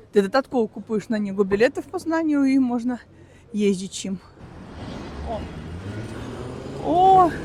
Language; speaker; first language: Polish; non-native, learner; Russian